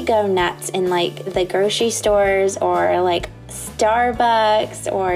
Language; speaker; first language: English; native; English